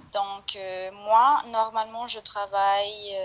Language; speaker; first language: French; non-native, fluent; Spanish